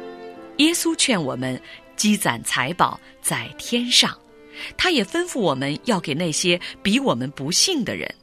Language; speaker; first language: Chinese; native; Chinese